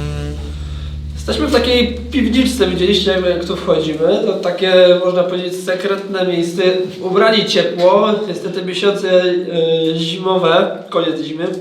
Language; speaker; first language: Polish; native; Polish